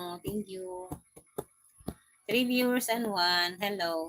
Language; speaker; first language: English; non-native, local second language; Filipino